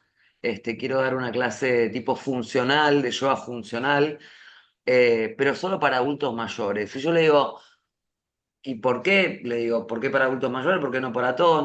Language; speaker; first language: Spanish; native; Spanish